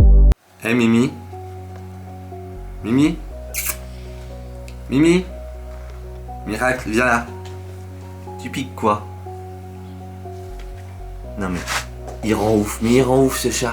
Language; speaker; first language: French; native; French